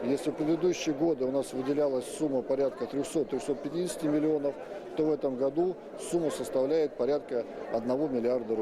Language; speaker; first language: Russian; native; Russian